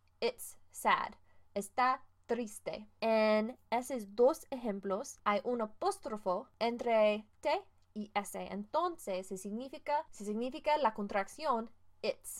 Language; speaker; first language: Spanish; non-native, fluent; English